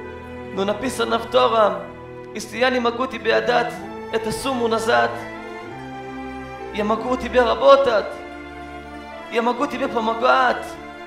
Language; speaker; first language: Russian; non-native, learner; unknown